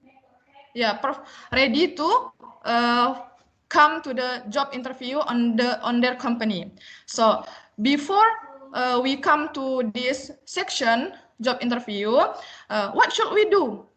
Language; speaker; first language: English; non-native, learner; Indonesian